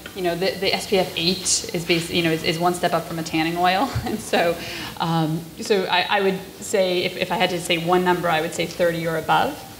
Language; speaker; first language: English; native; English